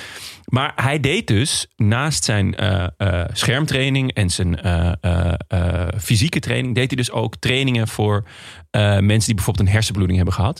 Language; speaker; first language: Dutch; native; Dutch